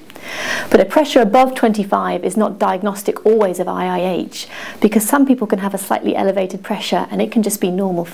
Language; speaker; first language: English; native; English